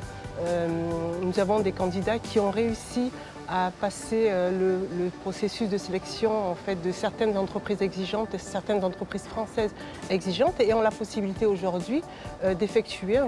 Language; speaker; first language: French; native; French